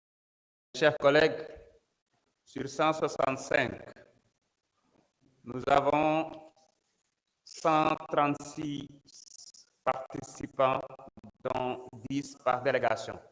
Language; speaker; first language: French; non-native, local second language; Wolof